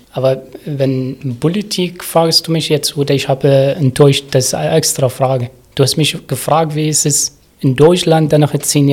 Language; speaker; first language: German; non-native, learner; Arabic